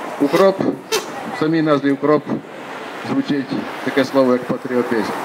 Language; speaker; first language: Ukrainian; native; Ukrainian